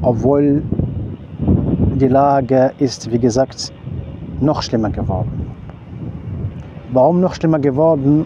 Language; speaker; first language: German; non-native, fluent; Arabic